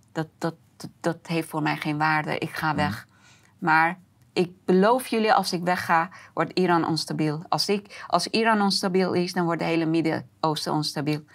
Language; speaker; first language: Dutch; non-native, fluent; Persian